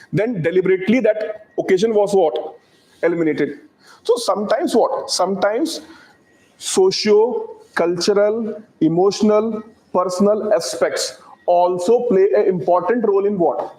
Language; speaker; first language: English; non-native, local second language; Hindi